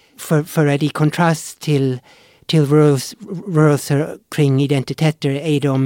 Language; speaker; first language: Swedish; non-native, fluent; English